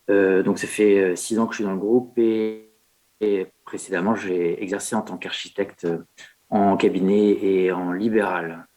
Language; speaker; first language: French; native; French